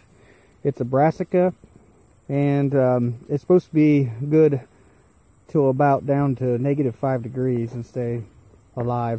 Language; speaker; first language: English; native; English